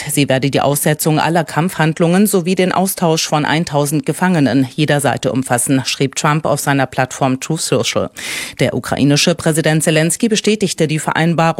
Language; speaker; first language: German; native; German